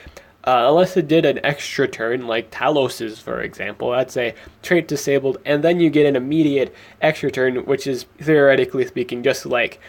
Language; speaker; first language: English; native; English